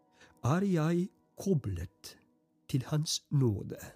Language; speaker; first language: Norwegian; non-native, fluent; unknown